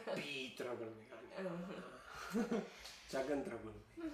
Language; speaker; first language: Korean; non-native, learner; Italian